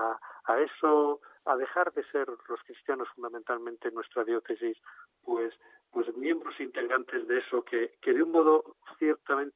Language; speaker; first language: Spanish; native; Spanish